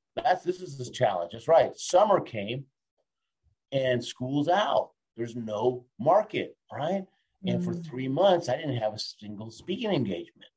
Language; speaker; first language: English; early bilingual, other home language; Spanish